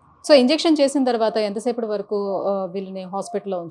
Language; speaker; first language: Telugu; native; Telugu